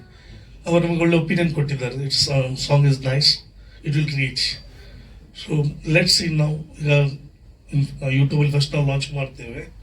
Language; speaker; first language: Kannada; non-native, local second language; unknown